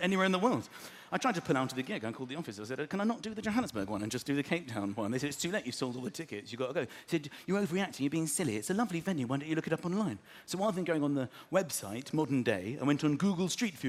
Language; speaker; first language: English; native; English